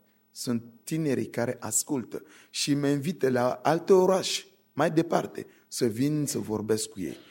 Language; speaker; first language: Romanian; non-native, fluent; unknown